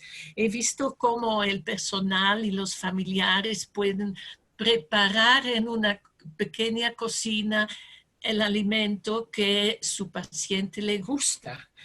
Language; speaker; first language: Spanish; non-native, fluent; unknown